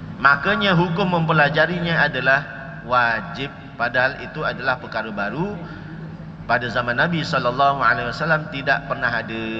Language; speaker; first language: Malay; native; Malay